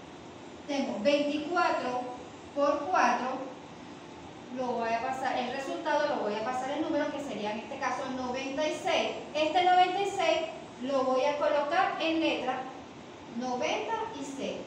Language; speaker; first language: Spanish; native; Spanish